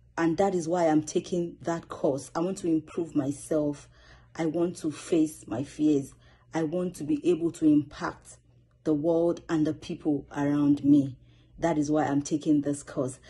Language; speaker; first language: English; non-native, local second language; Yoruba